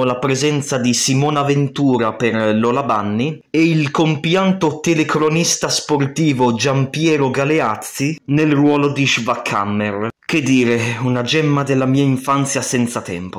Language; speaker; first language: Italian; native; Italian